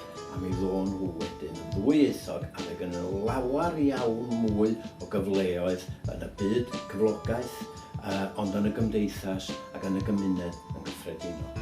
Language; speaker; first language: Welsh; native; Welsh